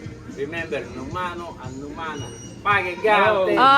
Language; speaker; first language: English; non-native, fluent; Spanish